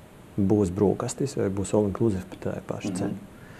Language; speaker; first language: Latvian; non-native, local second language; Russian